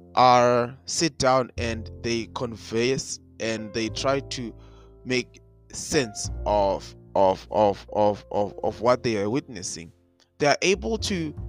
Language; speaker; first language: English; non-native, local second language; Shona